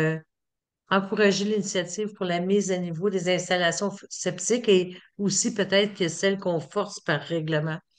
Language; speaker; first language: French; native; French